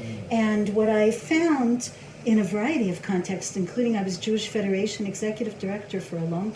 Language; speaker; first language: English; native; English